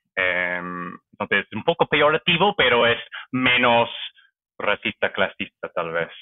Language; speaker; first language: Spanish; non-native, fluent; English